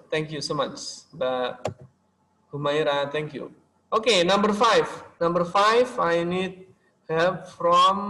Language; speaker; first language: English; non-native, local second language; Indonesian